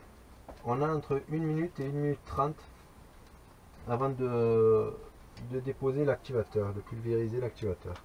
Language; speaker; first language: French; native; French